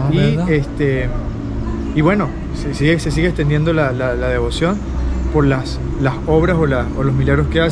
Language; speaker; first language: Spanish; native; Spanish